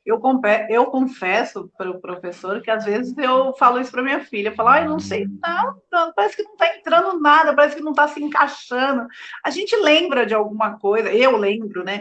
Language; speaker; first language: Portuguese; native; Portuguese